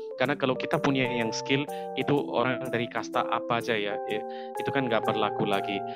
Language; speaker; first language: Indonesian; non-native, fluent; Hindi